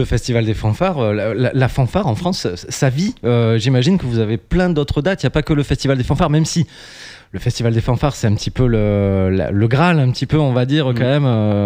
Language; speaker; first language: French; native; French